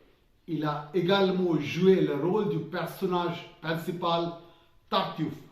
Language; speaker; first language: French; non-native, fluent; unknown